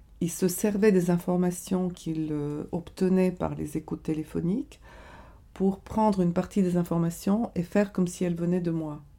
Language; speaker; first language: French; non-native, fluent; Bulgarian